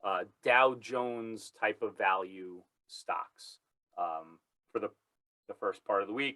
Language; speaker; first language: English; native; English